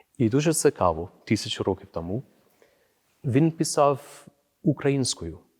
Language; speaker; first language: Ukrainian; non-native, fluent; English